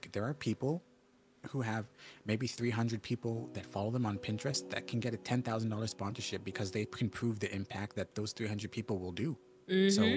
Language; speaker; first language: English; native; English